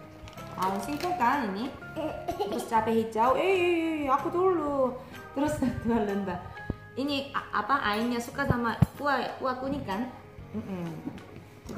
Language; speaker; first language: Indonesian; non-native, fluent; Korean